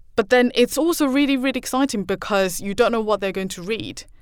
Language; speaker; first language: English; non-native, fluent; Chinese